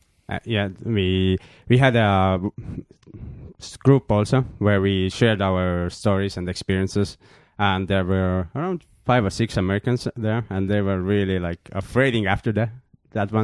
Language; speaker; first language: English; non-native, fluent; Estonian